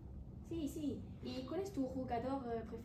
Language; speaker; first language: Spanish; non-native, learner; French